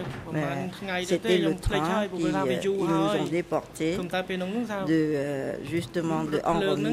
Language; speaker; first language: French; non-native, local second language; Khmer